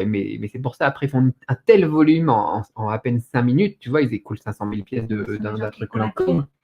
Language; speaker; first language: French; native; French